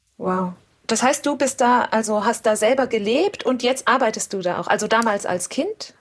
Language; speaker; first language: German; native; German